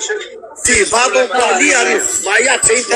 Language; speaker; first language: Italian; non-native, learner; Albanian